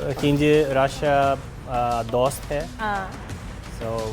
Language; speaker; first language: Hindi; non-native, learner; Russian